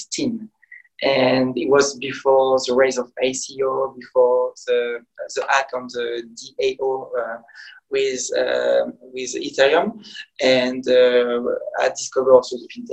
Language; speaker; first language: English; non-native, fluent; French